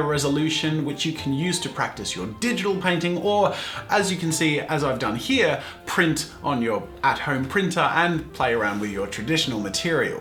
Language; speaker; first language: English; native; English